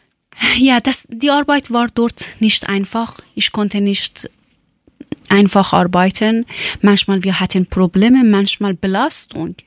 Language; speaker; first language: German; non-native, learner; Persian